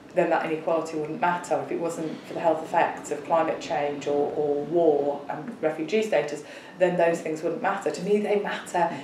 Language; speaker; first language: English; native; English